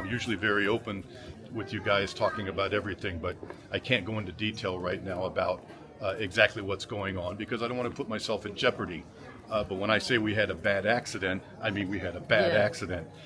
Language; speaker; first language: English; native; English